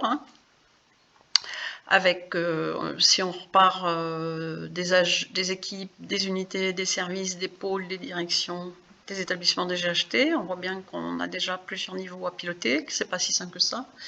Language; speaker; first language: French; native; French